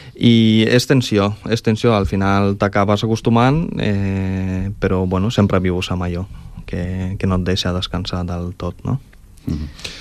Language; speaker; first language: Catalan; early bilingual, other home language; Ukrainian